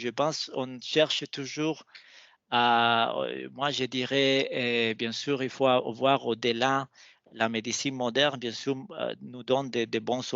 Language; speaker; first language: French; non-native, fluent; Spanish